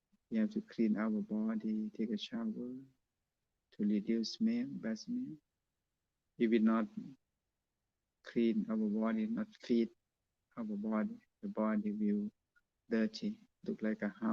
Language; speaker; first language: English; non-native, learner; Thai